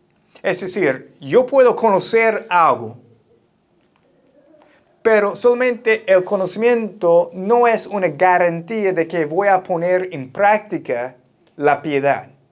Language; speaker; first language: Spanish; non-native, fluent; English